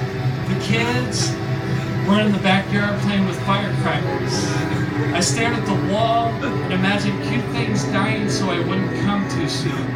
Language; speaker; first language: English; native; English